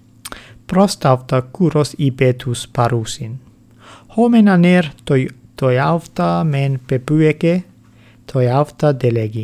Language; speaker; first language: Greek; non-native, fluent; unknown